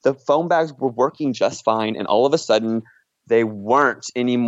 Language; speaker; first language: English; native; English